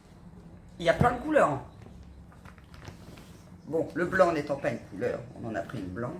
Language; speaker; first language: French; native; French